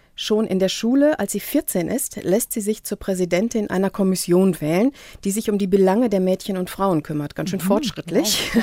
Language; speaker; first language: German; native; German